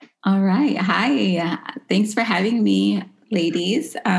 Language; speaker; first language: English; early bilingual, other home language; Spanish